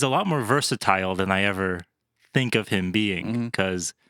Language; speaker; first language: English; native; English